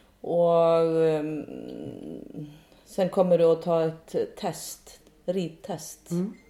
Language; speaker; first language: Swedish; non-native, fluent; Icelandic